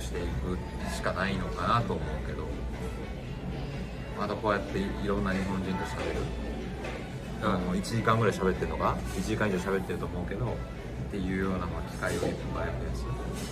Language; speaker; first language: Japanese; native; Japanese